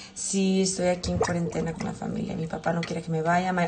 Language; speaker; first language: Spanish; early bilingual, heritage; Spanish